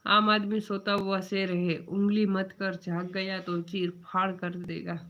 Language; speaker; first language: Hindi; non-native, local second language; Gujarati